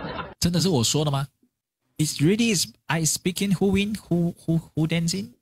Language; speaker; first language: English; non-native, learner; Chinese